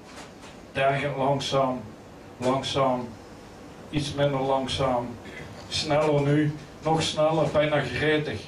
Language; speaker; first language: Dutch; native; Dutch